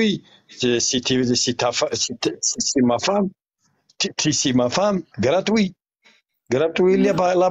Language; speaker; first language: French; non-native, learner; Arabic